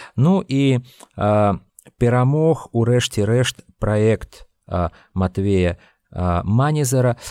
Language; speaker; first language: Belarusian; non-native, local second language; Russian